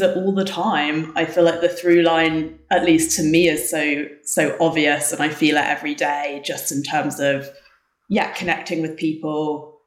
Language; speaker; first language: English; native; English